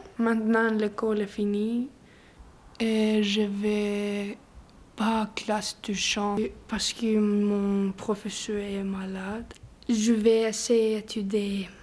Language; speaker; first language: French; non-native, learner; Icelandic